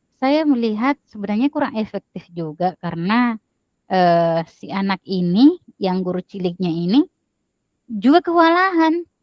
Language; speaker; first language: Indonesian; native; Indonesian